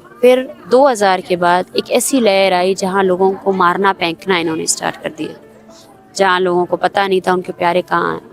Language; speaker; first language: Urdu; non-native, local second language; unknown